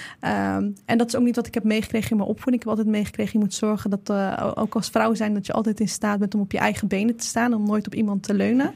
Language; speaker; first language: Dutch; early bilingual, other home language; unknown